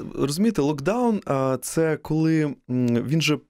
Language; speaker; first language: Ukrainian; native; Ukrainian